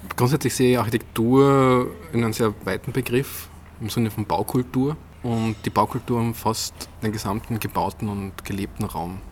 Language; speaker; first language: German; native; German